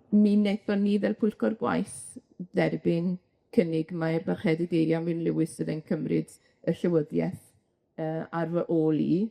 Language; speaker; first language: Welsh; native; Welsh